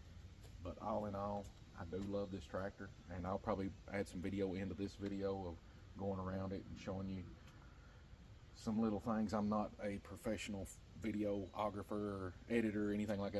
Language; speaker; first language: English; native; English